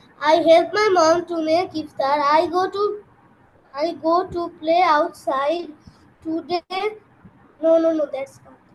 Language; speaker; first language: English; non-native, learner; Bangla